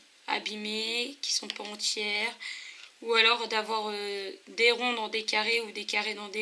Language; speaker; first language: French; native; French